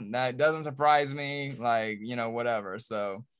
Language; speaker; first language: English; native; English